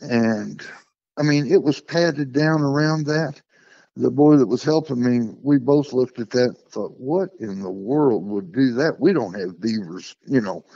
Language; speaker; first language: English; native; English